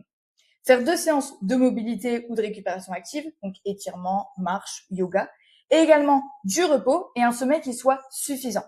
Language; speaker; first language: French; native; French